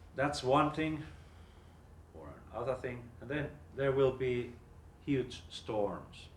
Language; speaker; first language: English; non-native, fluent; Finnish